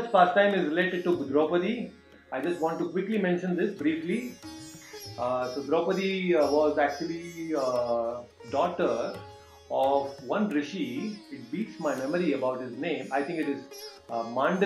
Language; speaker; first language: English; non-native, local second language; Kannada